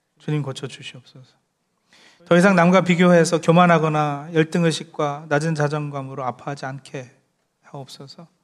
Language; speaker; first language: Korean; early bilingual, heritage; Korean